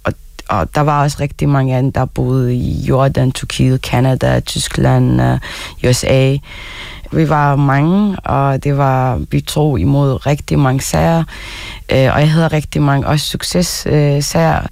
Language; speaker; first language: Danish; non-native, fluent; Arabic